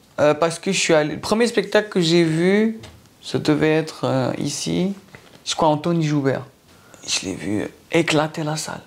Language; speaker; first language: French; non-native, local second language; Arabic